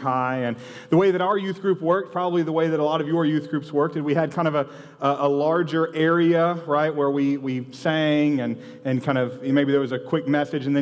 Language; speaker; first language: English; native; English